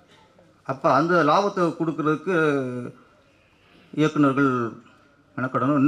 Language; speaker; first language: Tamil; native; Tamil